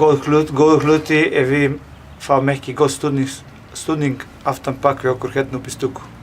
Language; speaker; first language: Icelandic; non-native, learner; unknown